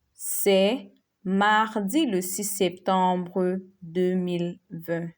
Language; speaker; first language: French; non-native, fluent; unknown